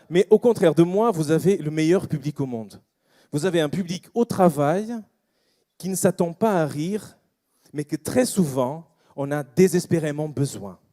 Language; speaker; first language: French; non-native, fluent; Portuguese